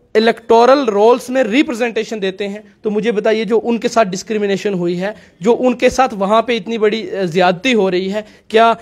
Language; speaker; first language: Hindi; native; Hindi